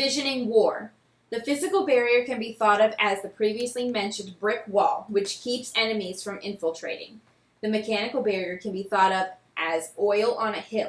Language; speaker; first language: English; native; English